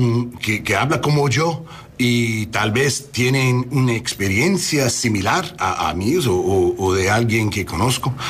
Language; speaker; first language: Spanish; non-native, learner; English